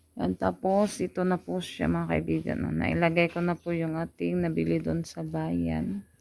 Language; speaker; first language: Filipino; non-native, local second language; Cebuano